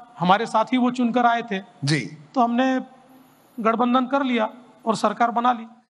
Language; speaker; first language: Hindi; non-native, local second language; Marathi